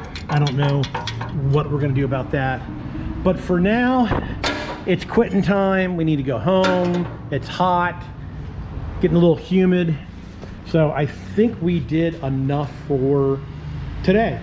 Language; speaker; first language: English; native; English